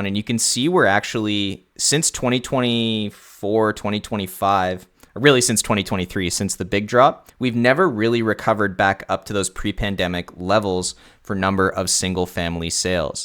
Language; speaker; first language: English; native; English